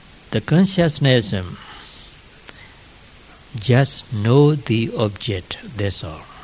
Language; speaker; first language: English; non-native, fluent; Burmese